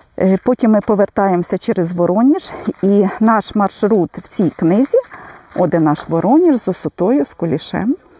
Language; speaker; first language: Ukrainian; native; Ukrainian